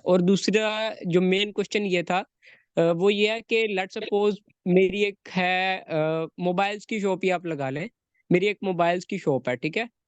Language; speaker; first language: Urdu; non-native, local second language; Saraiki